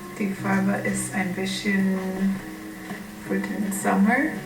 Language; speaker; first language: German; non-native, learner; English